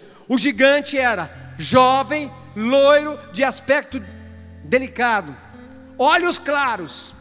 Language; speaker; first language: Portuguese; native; Portuguese